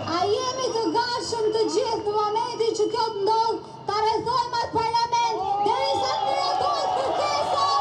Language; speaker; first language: Albanian; native; Albanian